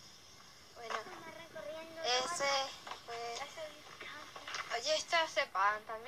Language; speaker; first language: Spanish; native; Spanish